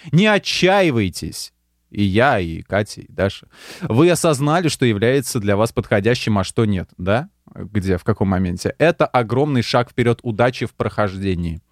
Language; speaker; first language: Russian; native; Russian